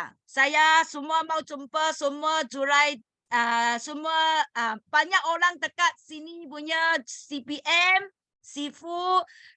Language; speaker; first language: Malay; non-native, learner; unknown